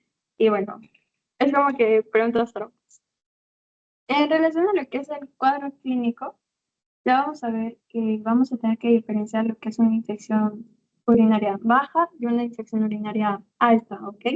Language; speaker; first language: Spanish; native; Spanish